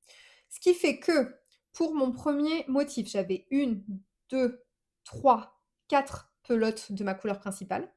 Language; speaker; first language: French; native; French